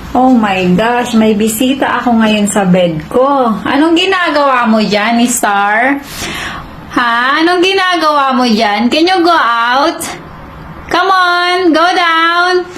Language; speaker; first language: Filipino; native; Filipino